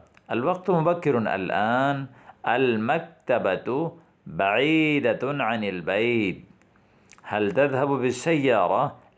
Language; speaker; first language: Arabic; non-native, fluent; Urdu